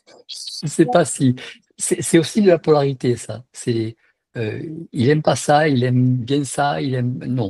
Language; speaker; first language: French; native; French